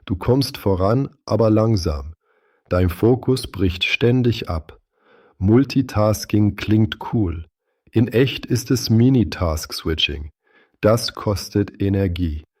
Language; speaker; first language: German; native; German